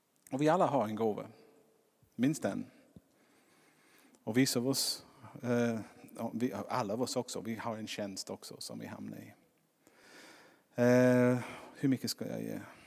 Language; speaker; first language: Swedish; non-native, fluent; English